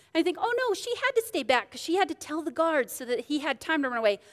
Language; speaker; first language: English; native; English